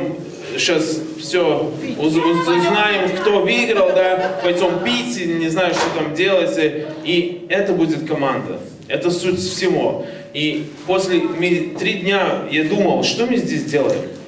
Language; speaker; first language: Russian; non-native, learner; Latvian